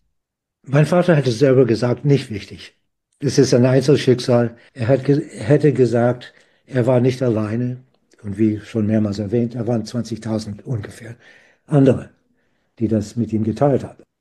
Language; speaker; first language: German; non-native, fluent; English